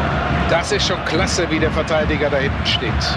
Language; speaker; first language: German; native; German